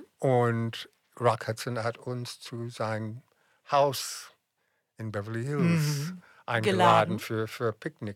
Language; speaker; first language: German; non-native, fluent; English